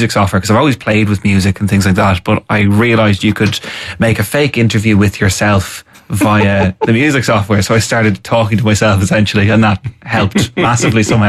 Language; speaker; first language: English; native; English